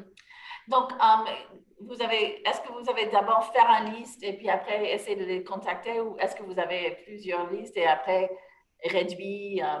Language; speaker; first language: French; non-native, fluent; English